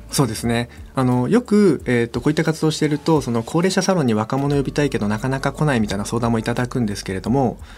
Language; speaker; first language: Japanese; native; Japanese